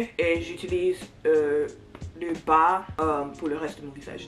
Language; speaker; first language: French; non-native, learner; English